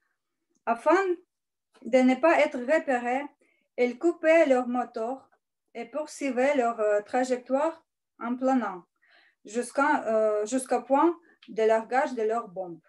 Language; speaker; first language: French; non-native, learner; Russian